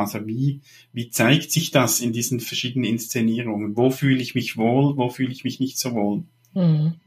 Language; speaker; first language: German; native; German